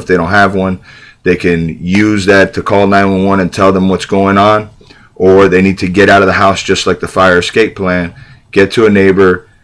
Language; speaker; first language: English; native; English